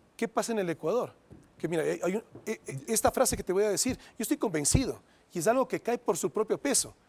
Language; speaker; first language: Spanish; native; Spanish